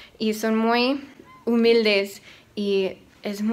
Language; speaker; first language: Spanish; non-native, fluent; English